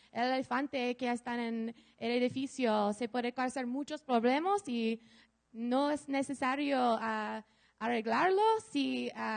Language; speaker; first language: Spanish; non-native, learner; English